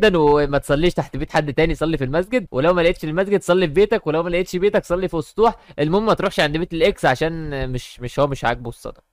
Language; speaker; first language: Arabic; native; Arabic